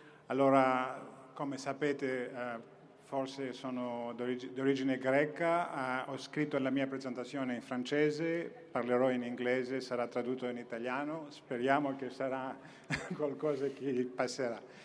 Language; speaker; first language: Italian; non-native, learner; Greek